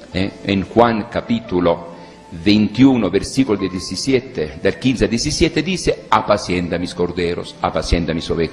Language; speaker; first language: Spanish; non-native, fluent; Italian